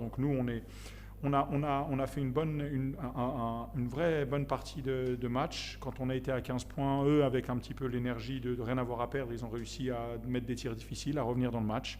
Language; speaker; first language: French; native; French